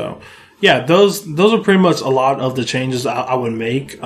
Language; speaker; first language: English; native; English